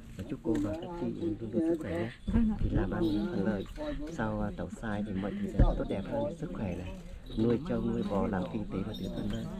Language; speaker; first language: Vietnamese; non-native, local second language; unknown